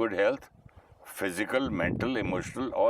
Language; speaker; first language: English; non-native, local second language; Hindi